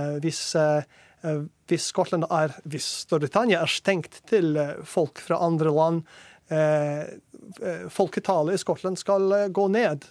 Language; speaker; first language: Norwegian; non-native, learner; English